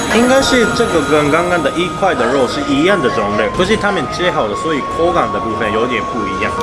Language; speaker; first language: Chinese; non-native, fluent; Japanese